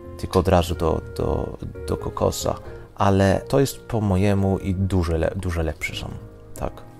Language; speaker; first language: Polish; non-native, fluent; Swedish